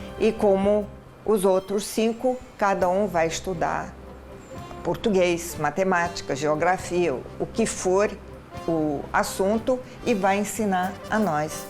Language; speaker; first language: Portuguese; non-native, fluent; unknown